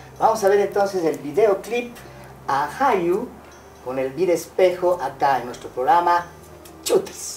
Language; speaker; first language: Spanish; native; Spanish